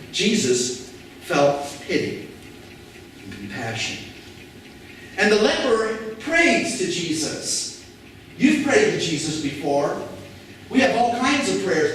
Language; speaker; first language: English; native; English